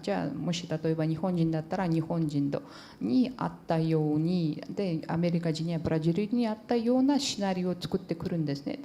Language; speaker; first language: Japanese; non-native, fluent; Portuguese